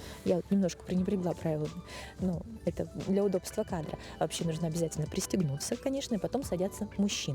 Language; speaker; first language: Russian; native; Russian